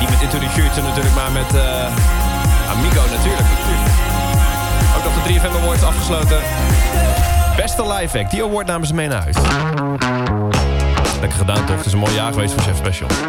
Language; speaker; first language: Dutch; native; Dutch